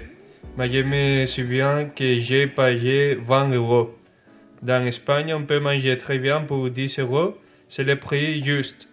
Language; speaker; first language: French; non-native, fluent; Spanish